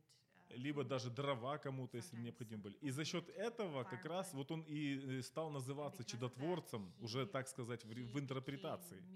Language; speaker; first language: Russian; native; Russian